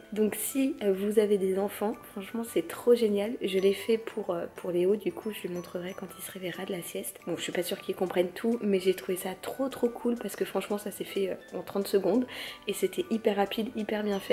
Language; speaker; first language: French; native; French